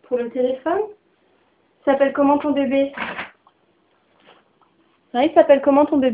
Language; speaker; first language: French; native; French